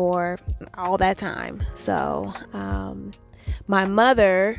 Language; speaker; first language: English; native; English